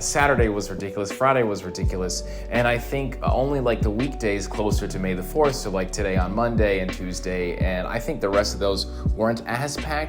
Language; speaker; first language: English; native; English